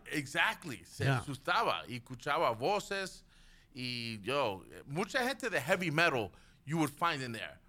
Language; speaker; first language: Spanish; early bilingual, heritage; Spanish